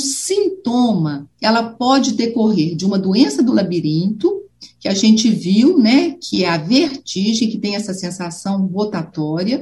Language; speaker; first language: Portuguese; native; Portuguese